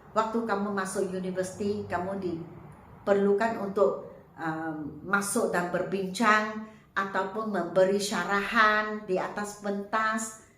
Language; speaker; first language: Malay; non-native, local second language; Chinese